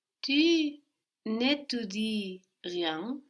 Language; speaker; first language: French; non-native, learner; English